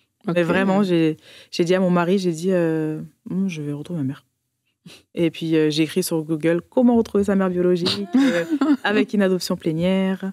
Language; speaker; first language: French; early bilingual, other home language; Portuguese